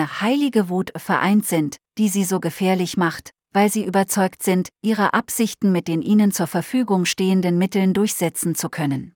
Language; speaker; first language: German; native; German